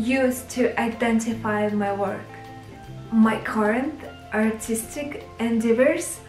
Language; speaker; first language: English; non-native, fluent; Russian